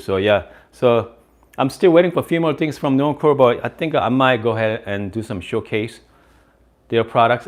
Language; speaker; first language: English; non-native, fluent; Korean